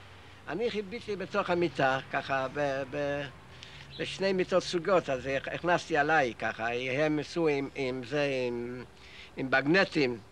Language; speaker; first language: Hebrew; non-native, fluent; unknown